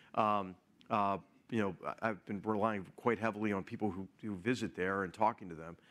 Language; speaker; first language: English; native; English